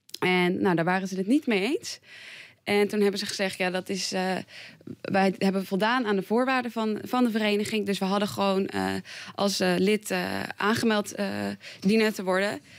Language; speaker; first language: Dutch; native; Dutch